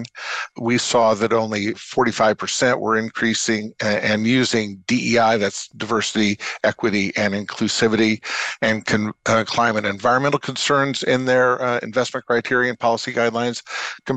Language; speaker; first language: English; native; English